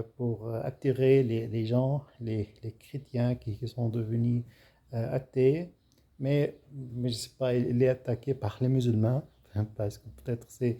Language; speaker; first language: French; non-native, fluent; Arabic